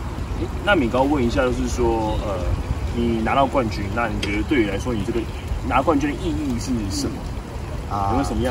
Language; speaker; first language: Chinese; native; Chinese